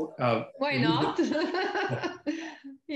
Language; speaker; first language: English; non-native, learner; Italian